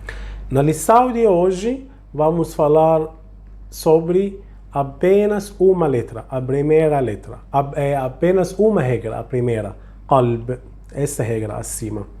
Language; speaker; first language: Portuguese; non-native, fluent; Arabic